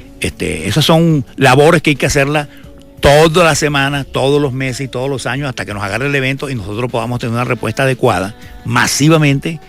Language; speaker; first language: Spanish; native; Spanish